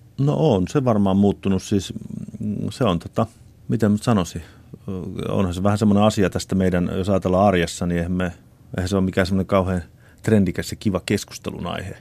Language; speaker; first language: Finnish; native; Finnish